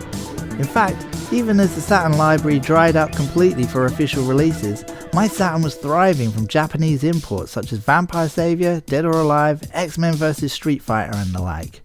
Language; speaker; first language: English; native; English